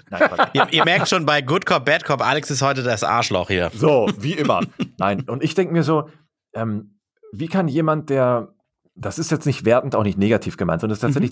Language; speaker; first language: German; native; German